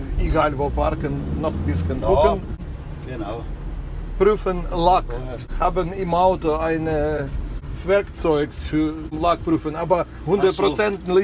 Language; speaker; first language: German; non-native, learner; Ukrainian